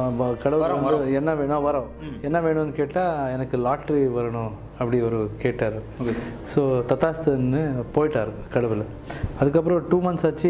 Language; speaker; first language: Tamil; non-native, learner; Kannada